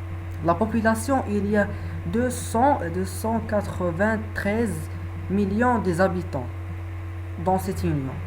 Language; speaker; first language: French; non-native, learner; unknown